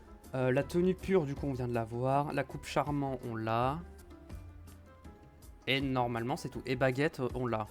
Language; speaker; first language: French; native; French